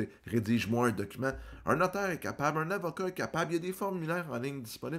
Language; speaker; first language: French; native; French